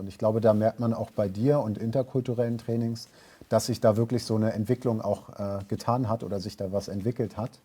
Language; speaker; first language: German; native; German